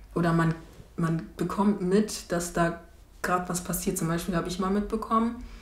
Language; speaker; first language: German; early bilingual, other home language; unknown